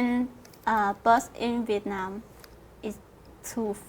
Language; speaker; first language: English; non-native, learner; Vietnamese